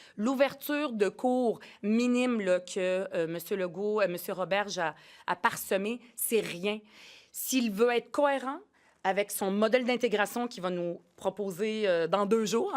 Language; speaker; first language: French; early bilingual, other home language; Arabic